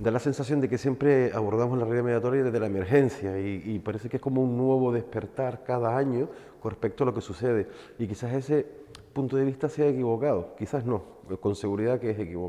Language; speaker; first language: Spanish; native; Spanish